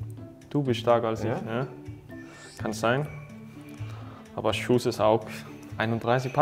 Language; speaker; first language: German; non-native, learner; Danish